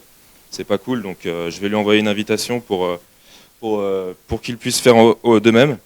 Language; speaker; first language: French; native; French